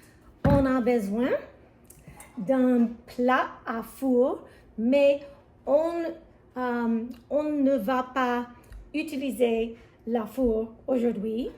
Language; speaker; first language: French; non-native, learner; English